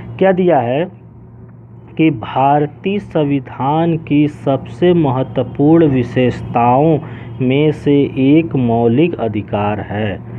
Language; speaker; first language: Hindi; native; Hindi